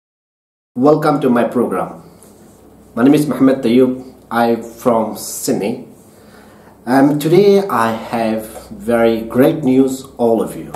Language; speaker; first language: English; non-native, learner; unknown